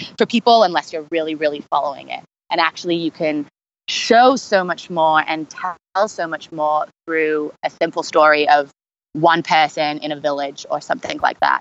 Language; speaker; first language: English; native; English